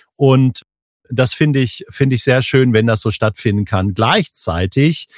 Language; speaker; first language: German; native; German